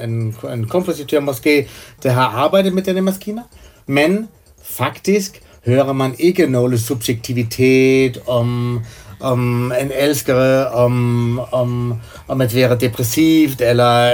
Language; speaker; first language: Danish; non-native, fluent; German